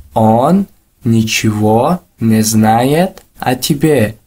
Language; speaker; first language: Russian; non-native, local second language; Tajik